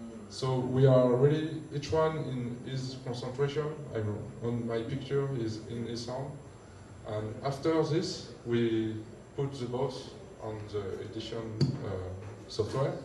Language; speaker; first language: English; non-native, learner; French